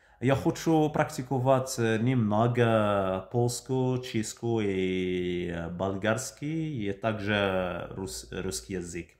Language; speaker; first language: Russian; non-native, learner; Arabic